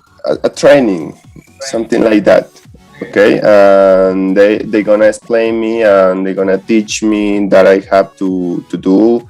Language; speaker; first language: English; non-native, learner; Spanish